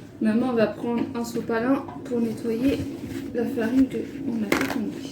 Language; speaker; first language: French; native; French